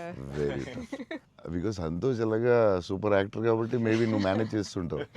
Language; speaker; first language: Telugu; native; Telugu